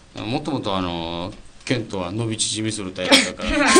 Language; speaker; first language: Japanese; native; Japanese